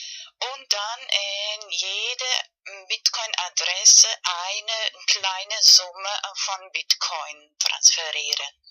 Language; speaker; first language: German; non-native, fluent; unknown